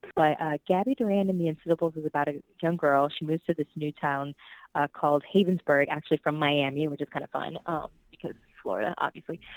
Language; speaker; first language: English; early bilingual, other home language; Spanish